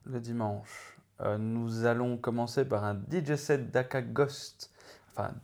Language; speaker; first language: French; native; French